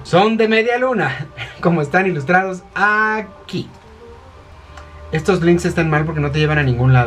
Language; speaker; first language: Spanish; native; Spanish